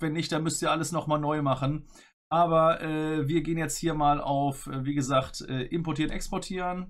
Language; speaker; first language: German; native; German